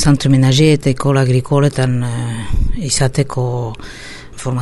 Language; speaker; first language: Basque; native; Basque